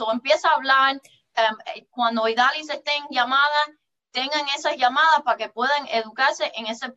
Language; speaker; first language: Spanish; early bilingual, heritage; English